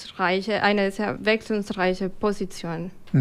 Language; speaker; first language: German; non-native, fluent; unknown